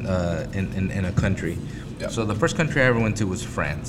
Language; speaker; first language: English; early bilingual, other home language; Spanish